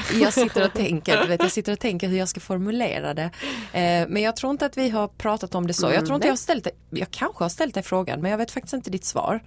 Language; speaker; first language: Swedish; early bilingual, other home language; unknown